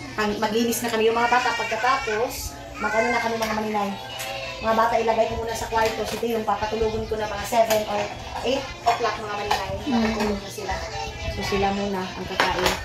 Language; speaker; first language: Filipino; non-native, local second language; Cebuano